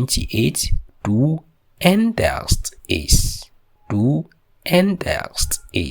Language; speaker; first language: German; non-native, fluent; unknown